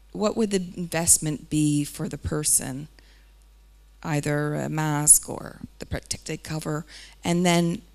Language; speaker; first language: English; native; English